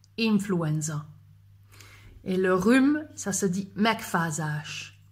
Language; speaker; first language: French; native; French